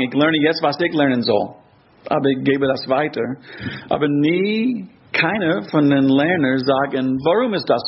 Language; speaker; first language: German; non-native, fluent; English